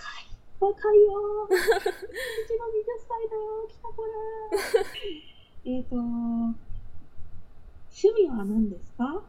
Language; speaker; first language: Japanese; native; Japanese